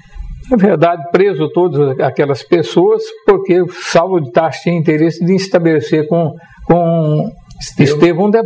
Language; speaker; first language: Portuguese; native; Portuguese